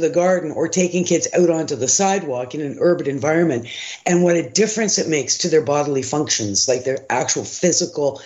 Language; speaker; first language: English; native; English